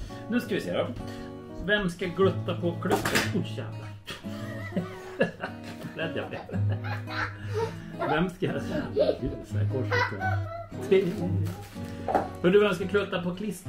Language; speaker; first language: Swedish; native; Swedish